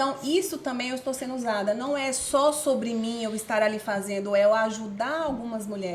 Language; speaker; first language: Portuguese; native; Portuguese